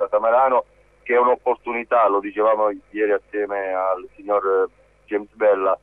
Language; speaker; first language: Italian; native; Italian